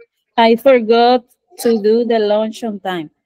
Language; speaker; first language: English; non-native, learner; Spanish